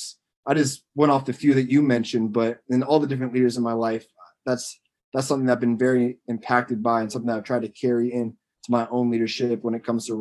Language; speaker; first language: English; native; English